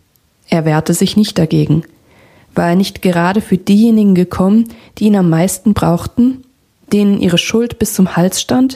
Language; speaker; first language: German; native; German